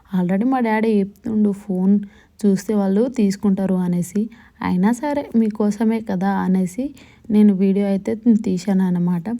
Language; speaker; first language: Telugu; non-native, local second language; Lambadi